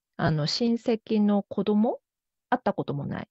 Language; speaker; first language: Japanese; early bilingual, other home language; Korean